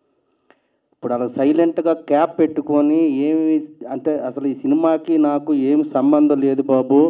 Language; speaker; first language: Telugu; native; Telugu